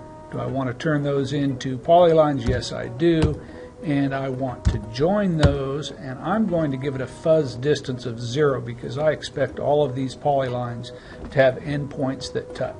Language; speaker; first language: English; native; English